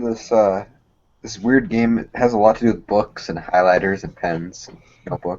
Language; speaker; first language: English; native; English